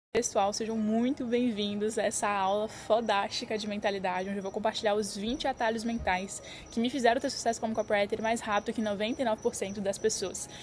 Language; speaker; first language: Portuguese; early bilingual, heritage; French